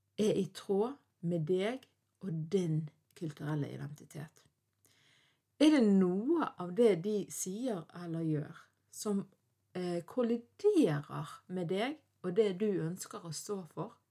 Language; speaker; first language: Norwegian; early bilingual, other home language; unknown